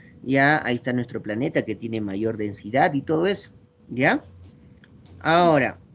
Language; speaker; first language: Spanish; native; Spanish